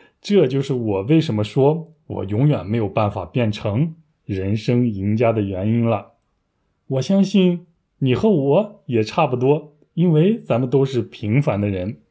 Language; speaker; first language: Chinese; native; Chinese